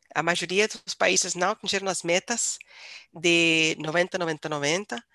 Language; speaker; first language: Portuguese; non-native, fluent; English